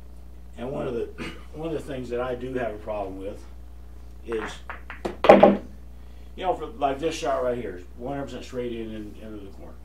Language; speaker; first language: English; native; English